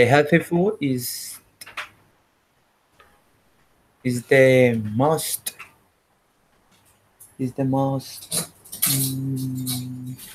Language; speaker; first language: English; non-native, learner; Spanish